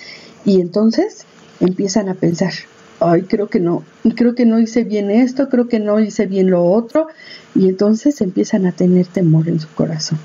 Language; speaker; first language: Spanish; native; Spanish